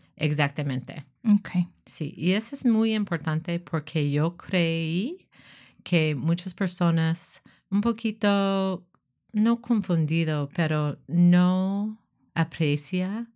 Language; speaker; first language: Spanish; non-native, learner; English